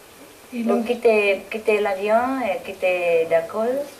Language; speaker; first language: French; non-native, learner; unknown